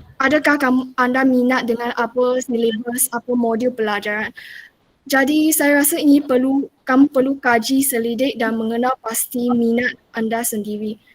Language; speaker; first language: Malay; non-native, local second language; Chinese